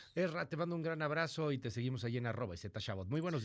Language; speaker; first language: Spanish; native; Spanish